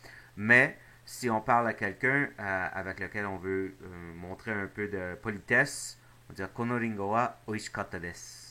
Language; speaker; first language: French; non-native, fluent; English